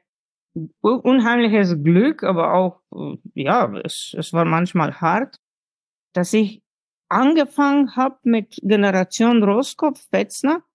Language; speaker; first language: German; non-native, fluent; Slovenian